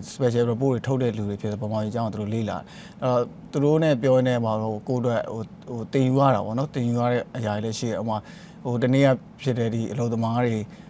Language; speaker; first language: Burmese; native; Burmese